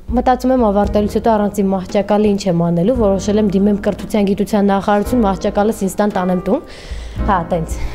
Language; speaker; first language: Armenian; native; Armenian